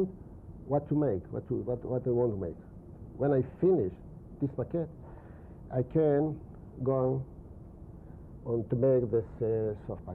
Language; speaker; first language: English; non-native, learner; Spanish